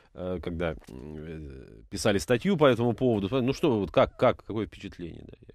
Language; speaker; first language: Russian; native; Russian